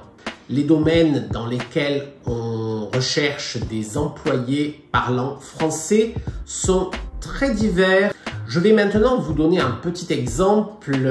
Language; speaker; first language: French; non-native, fluent; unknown